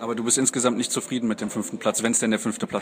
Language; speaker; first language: German; native; German